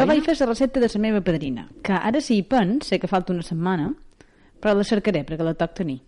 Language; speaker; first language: Catalan; native; Catalan